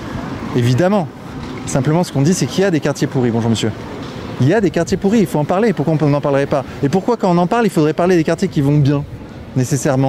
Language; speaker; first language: French; native; French